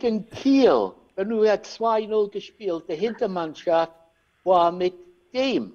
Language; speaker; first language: German; non-native, learner; English